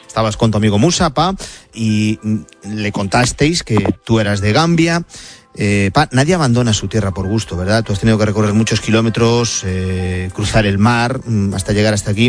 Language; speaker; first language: Spanish; native; Spanish